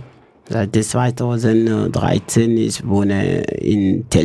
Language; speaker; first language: German; non-native, fluent; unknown